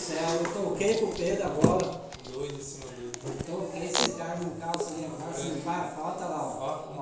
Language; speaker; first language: Portuguese; native; Portuguese